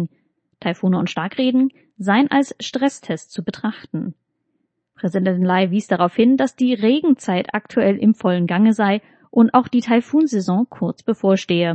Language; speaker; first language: German; native; German